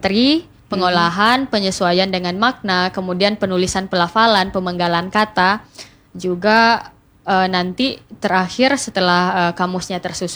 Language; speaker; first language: Indonesian; non-native, local second language; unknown